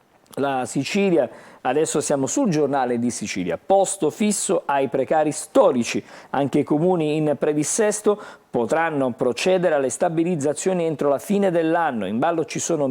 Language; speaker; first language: Italian; native; Italian